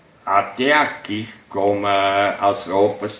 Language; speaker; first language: Portuguese; non-native, fluent; German